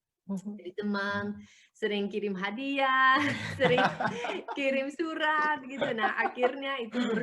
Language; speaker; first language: Indonesian; non-native, fluent; Dutch